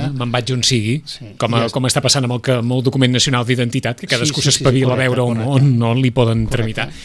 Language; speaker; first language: Catalan; native; Catalan